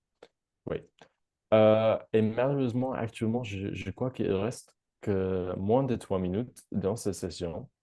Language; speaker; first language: French; non-native, fluent; English